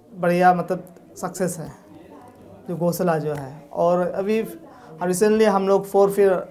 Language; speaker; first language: Hindi; non-native, local second language; Nyishi